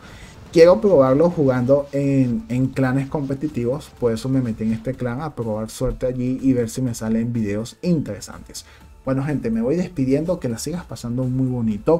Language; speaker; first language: Spanish; native; Spanish